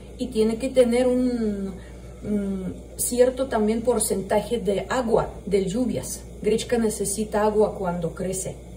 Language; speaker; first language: Spanish; non-native, fluent; Russian